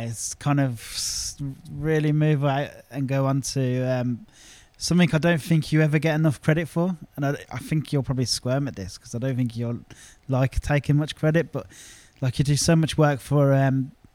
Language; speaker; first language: English; native; English